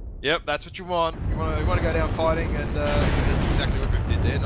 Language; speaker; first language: English; native; English